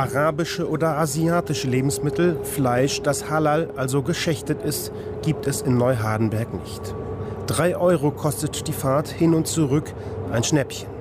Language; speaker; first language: German; native; German